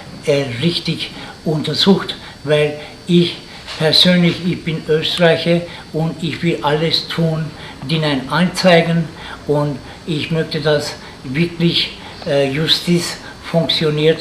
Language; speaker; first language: German; non-native, learner; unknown